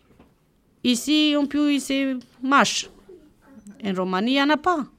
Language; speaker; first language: French; non-native, learner; Romanian